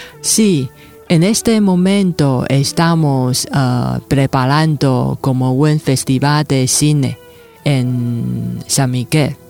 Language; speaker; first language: Spanish; non-native, fluent; Chinese